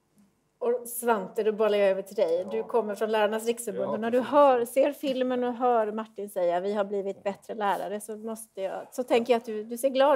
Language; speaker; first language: Swedish; native; Swedish